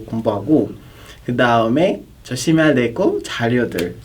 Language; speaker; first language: Korean; non-native, fluent; Kinyarwanda